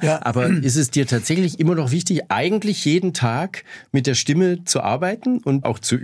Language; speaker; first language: German; native; German